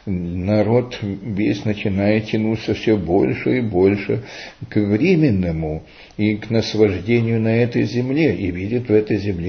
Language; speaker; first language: Russian; early bilingual, heritage; Russian